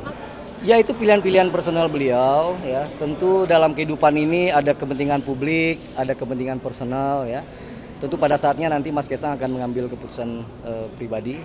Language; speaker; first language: Indonesian; native; Indonesian